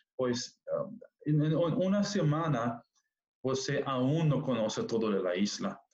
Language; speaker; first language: Spanish; non-native, fluent; Papiamento